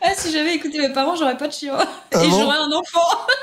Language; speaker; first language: French; native; French